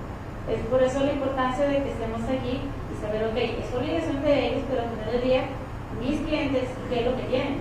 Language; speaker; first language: Spanish; native; Spanish